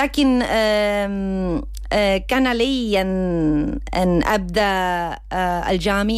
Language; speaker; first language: Arabic; non-native, learner; Spanish